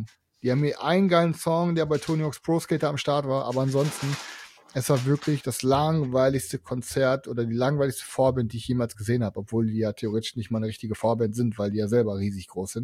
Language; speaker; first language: German; native; German